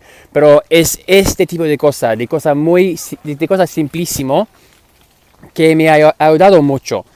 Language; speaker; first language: Spanish; non-native, fluent; English